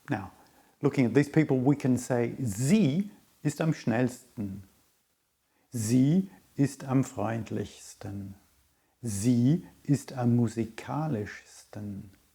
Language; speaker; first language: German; non-native, fluent; English